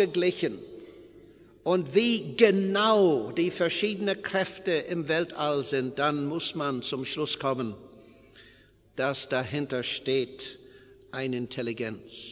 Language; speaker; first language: German; non-native, fluent; English